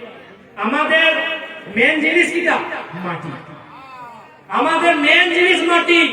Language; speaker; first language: Bangla; non-native, local second language; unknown